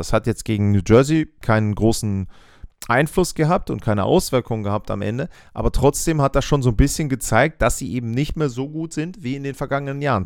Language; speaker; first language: German; native; German